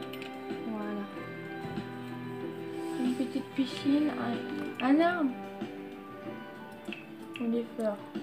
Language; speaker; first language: French; native; French